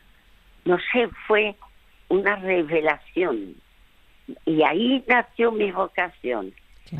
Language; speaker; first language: Spanish; early bilingual, other home language; French